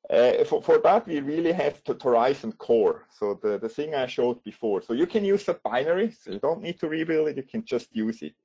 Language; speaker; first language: English; non-native, fluent; German